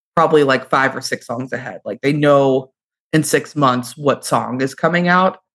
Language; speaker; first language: English; native; English